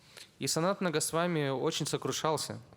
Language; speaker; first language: Russian; native; Russian